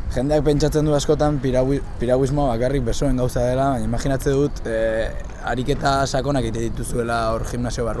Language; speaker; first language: Basque; native; Basque